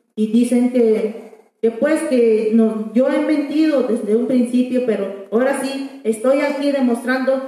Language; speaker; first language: Spanish; non-native, local second language; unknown